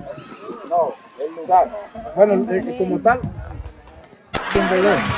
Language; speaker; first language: Spanish; native; Spanish